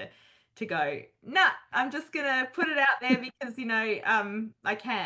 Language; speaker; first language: English; native; English